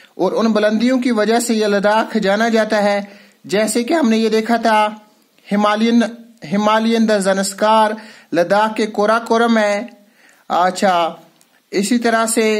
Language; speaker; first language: Urdu; non-native, local second language; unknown